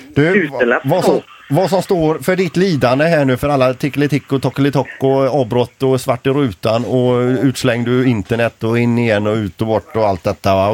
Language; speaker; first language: Swedish; native; Swedish